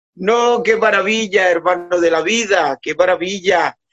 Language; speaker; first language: Spanish; native; Spanish